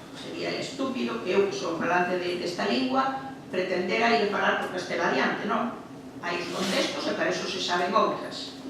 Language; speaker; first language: Galician; native; Galician